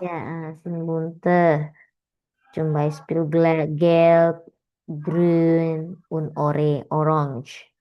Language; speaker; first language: German; non-native, learner; Indonesian